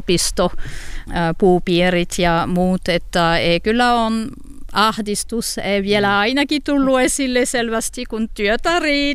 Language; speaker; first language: Finnish; non-native, fluent; French